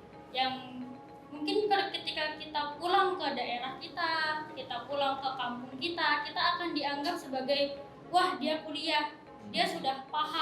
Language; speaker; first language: Indonesian; native; Indonesian